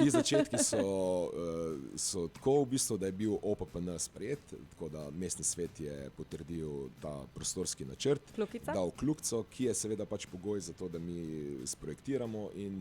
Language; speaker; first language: Slovenian; native; Slovenian